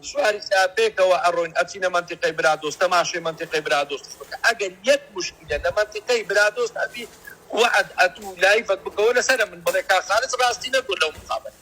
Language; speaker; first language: Central Kurdish; native; Central Kurdish